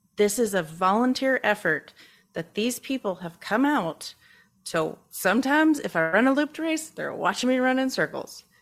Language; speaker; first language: English; native; English